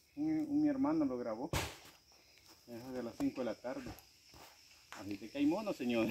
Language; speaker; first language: Spanish; native; Spanish